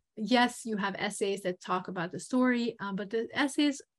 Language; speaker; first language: English; non-native, fluent; Serbian